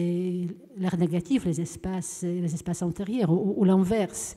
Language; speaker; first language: French; non-native, fluent; Polish